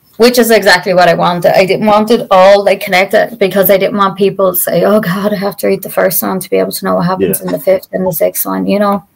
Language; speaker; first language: English; native; English